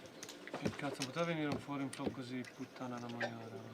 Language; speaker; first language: Italian; non-native, fluent; Albanian